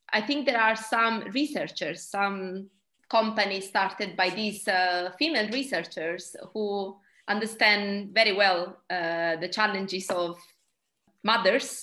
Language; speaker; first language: English; non-native, fluent; Italian